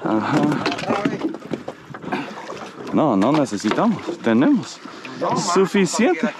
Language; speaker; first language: Spanish; non-native, learner; English